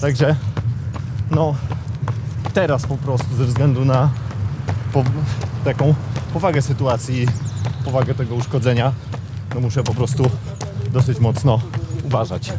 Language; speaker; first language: Polish; native; Polish